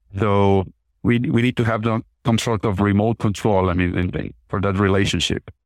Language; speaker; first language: English; non-native, fluent; Spanish